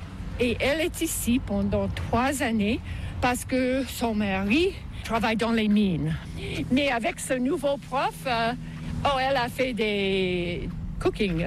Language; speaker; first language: French; non-native, local second language; English